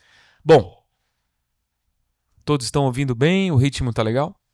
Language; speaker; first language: Portuguese; native; Portuguese